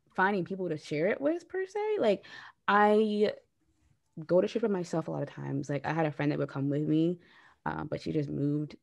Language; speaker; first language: English; native; English